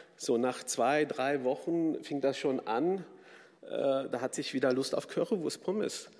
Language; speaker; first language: German; early bilingual, other home language; Kurdish